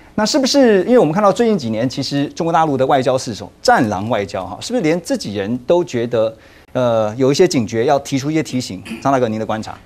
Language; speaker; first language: Chinese; native; Chinese